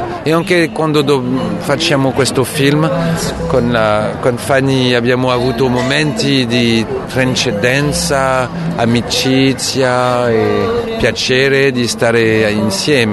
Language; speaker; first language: Italian; non-native, fluent; French